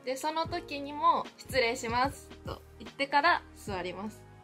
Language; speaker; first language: Japanese; native; Japanese